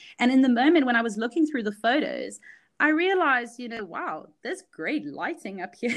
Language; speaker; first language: English; early bilingual, other home language; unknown